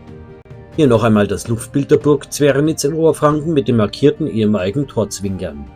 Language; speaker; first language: German; native; German